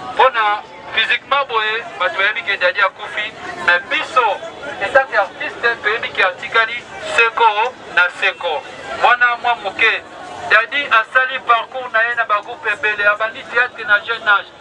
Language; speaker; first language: Lingala; native; Lingala